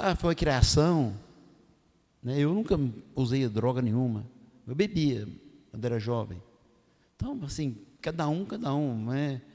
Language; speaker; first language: Portuguese; non-native, fluent; Arabic